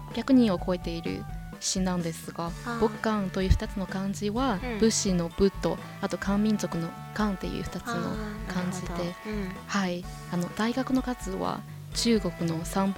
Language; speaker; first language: Japanese; non-native, fluent; Chinese